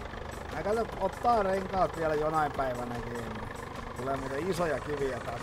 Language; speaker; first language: Finnish; native; Finnish